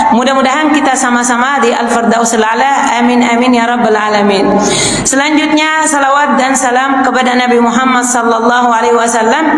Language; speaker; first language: Indonesian; non-native, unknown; Arabic